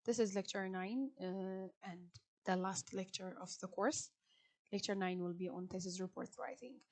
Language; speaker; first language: English; non-native, local second language; Amharic